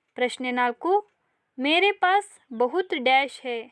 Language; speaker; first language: Hindi; non-native, local second language; Kannada